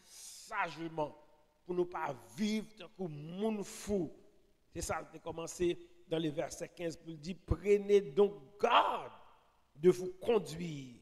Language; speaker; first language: French; non-native, local second language; Haitian Creole